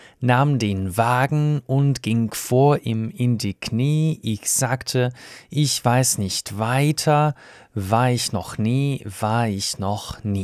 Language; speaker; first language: German; non-native, fluent; Russian